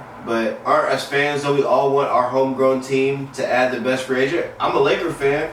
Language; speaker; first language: English; native; English